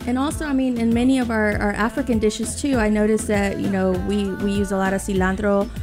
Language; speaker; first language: English; early bilingual, other home language; Spanish